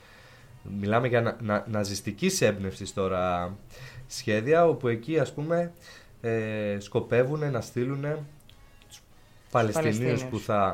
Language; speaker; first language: Greek; native; Greek